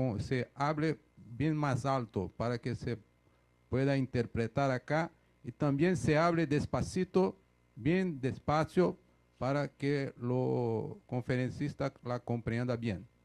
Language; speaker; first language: Spanish; non-native, fluent; Portuguese